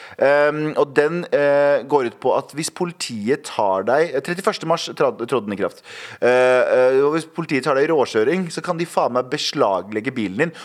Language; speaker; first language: Norwegian; early bilingual, other home language; Kurdish